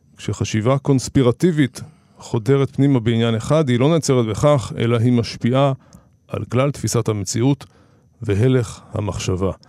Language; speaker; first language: Hebrew; native; Hebrew